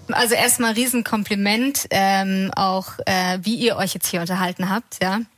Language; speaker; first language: German; native; German